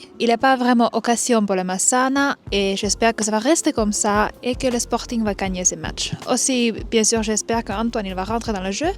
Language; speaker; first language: French; non-native, fluent; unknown